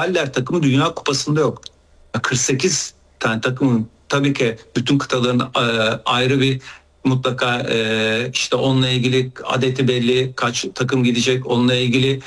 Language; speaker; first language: Turkish; native; Turkish